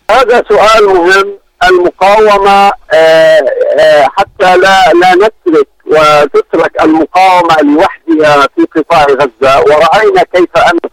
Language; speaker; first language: Arabic; native; Arabic